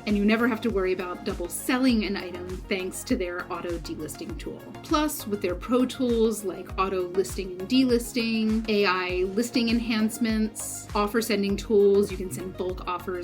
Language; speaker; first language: English; native; English